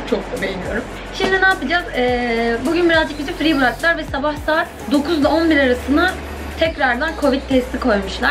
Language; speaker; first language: Turkish; native; Turkish